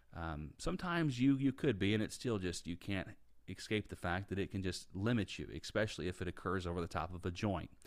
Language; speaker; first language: English; native; English